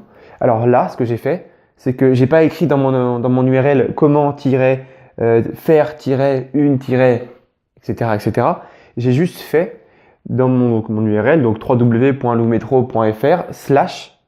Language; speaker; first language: French; native; French